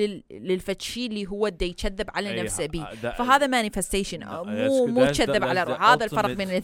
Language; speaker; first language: Arabic; early bilingual, heritage; Arabic